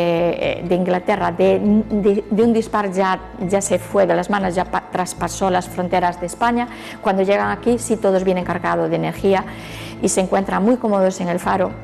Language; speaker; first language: Spanish; native; Spanish